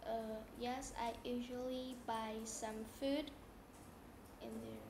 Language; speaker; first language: English; non-native, learner; Vietnamese